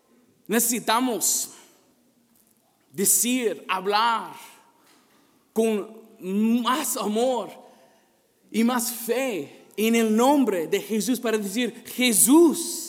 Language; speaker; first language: Spanish; non-native, fluent; English